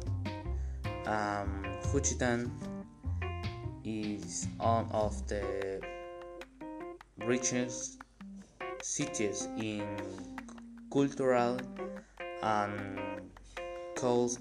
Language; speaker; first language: English; non-native, learner; Spanish